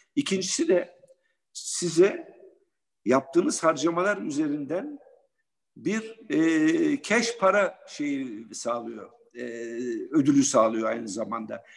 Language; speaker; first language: Turkish; native; Turkish